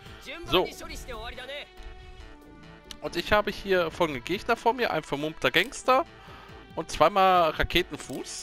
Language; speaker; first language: German; native; German